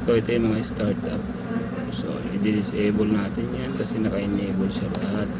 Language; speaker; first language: Filipino; non-native, local second language; Cebuano